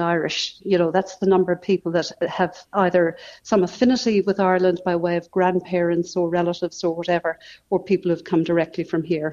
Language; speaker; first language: English; native; English